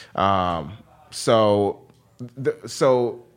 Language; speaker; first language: English; native; English